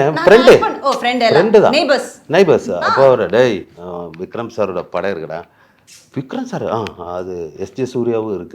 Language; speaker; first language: Tamil; non-native, learner; Malayalam